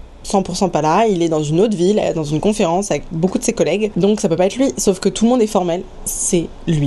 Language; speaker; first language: French; native; French